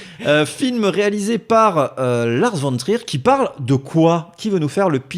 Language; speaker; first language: French; native; French